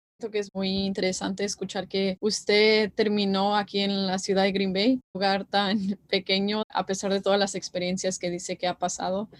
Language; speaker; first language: Spanish; early bilingual, heritage; Spanish